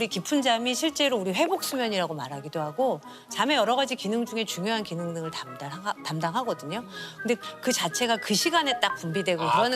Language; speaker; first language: Korean; native; Korean